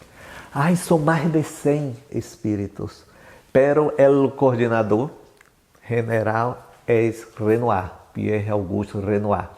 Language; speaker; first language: Spanish; non-native, learner; Portuguese